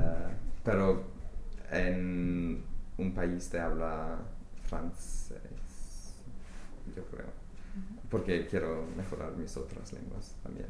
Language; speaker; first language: Spanish; non-native, fluent; English